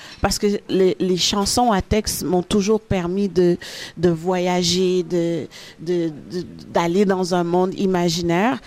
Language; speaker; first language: French; early bilingual, other home language; Haitian Creole